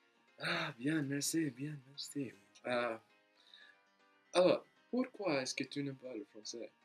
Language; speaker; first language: French; non-native, learner; English